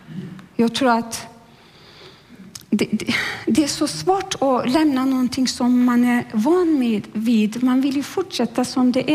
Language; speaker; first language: Swedish; non-native, fluent; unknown